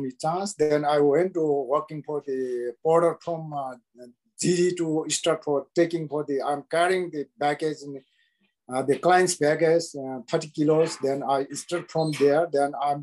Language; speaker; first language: English; non-native, local second language; Sherpa